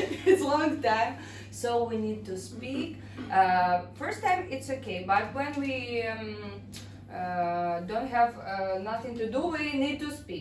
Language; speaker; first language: English; non-native, learner; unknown